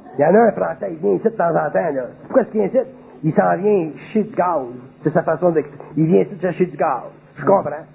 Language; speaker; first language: French; native; French